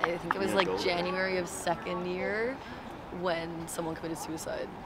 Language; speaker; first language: English; native; English